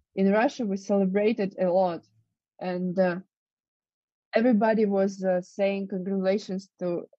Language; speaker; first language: English; non-native, fluent; Russian